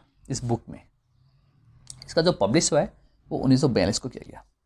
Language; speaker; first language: Hindi; native; Hindi